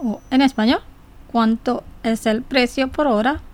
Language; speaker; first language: Spanish; non-native, fluent; Indonesian